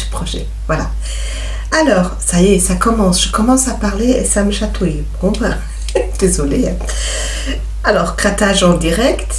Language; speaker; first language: French; native; French